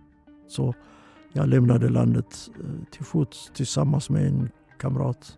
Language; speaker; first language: Swedish; non-native, fluent; Oromo